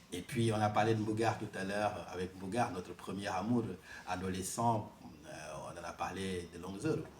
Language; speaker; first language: French; non-native, local second language; Wolof